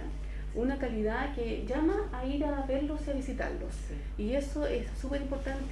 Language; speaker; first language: Spanish; native; Spanish